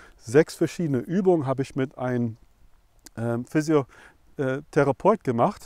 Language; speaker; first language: German; non-native, fluent; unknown